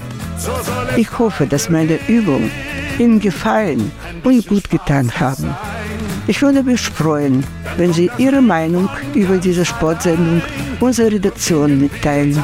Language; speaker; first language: German; non-native, fluent; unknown